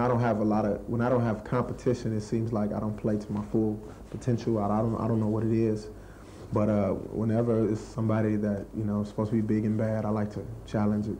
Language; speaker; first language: English; native; English